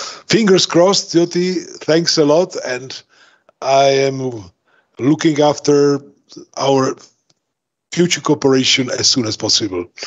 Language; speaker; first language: English; non-native, fluent; Czech